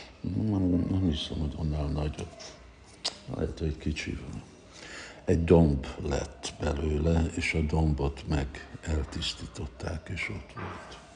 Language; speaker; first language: Hungarian; early bilingual, heritage; Hungarian